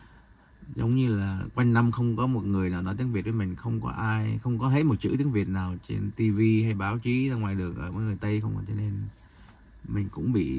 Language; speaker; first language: Vietnamese; early bilingual, heritage; Vietnamese